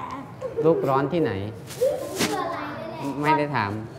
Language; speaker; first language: Thai; native; Thai